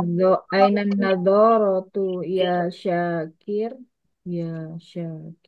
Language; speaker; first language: Arabic; non-native, learner; Indonesian